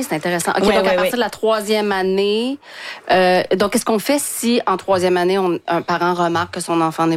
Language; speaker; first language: French; native; French